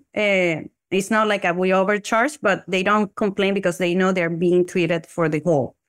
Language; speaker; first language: English; non-native, fluent; Spanish